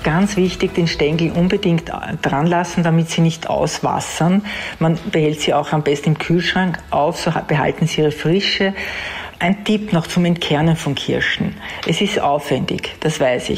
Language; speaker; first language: German; native; German